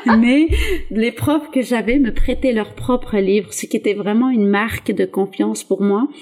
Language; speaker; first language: French; early bilingual, other home language; Arabic